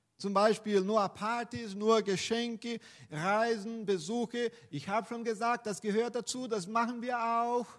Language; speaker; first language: German; non-native, fluent; Portuguese